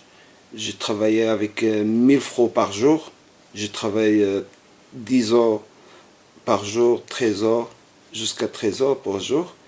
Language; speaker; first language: French; non-native, learner; Arabic